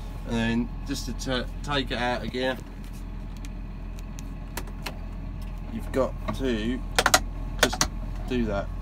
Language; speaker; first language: English; native; English